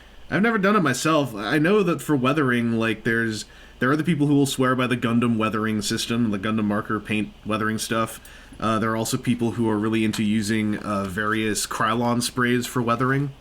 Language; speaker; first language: English; native; English